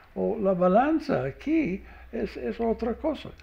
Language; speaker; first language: Spanish; non-native, learner; English